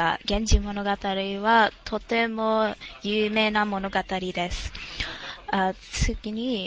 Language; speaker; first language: Japanese; non-native, learner; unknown